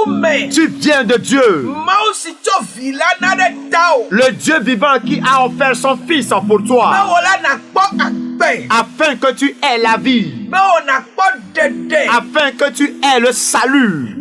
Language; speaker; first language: French; non-native, local second language; Ewe